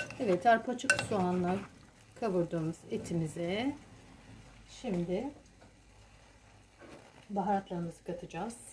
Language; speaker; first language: Turkish; native; Turkish